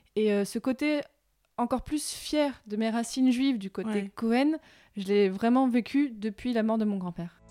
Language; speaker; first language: French; native; French